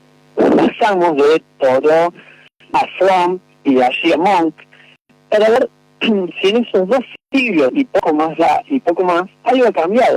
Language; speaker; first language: Spanish; native; Spanish